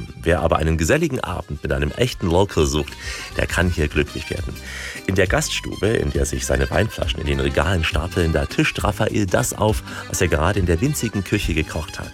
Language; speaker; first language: German; native; German